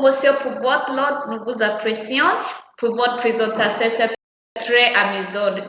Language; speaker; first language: French; non-native, learner; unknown